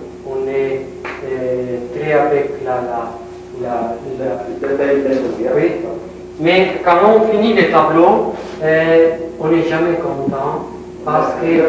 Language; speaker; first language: French; non-native, learner; Spanish